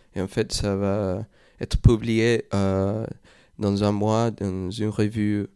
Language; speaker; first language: French; non-native, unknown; Spanish